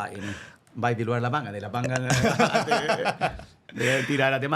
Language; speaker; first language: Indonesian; non-native, fluent; Spanish